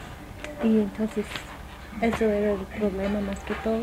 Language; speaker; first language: Spanish; non-native, fluent; English